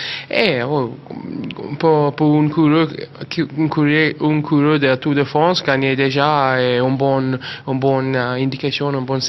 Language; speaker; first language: French; non-native, learner; English